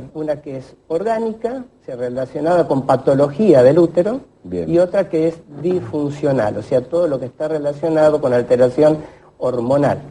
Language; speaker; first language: Spanish; native; Spanish